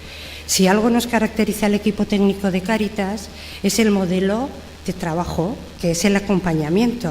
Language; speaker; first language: Spanish; native; Spanish